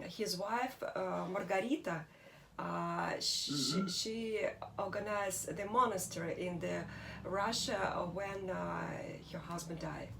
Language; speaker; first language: English; non-native, learner; Russian